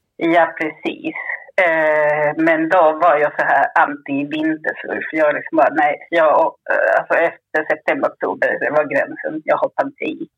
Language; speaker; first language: Swedish; early bilingual, other home language; Spanish